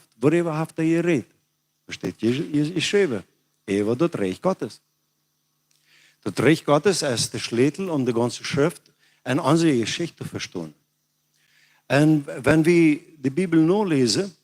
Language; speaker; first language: German; non-native, learner; Plautdietsch